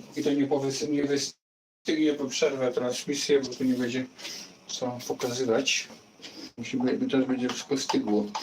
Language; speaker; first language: Polish; native; Polish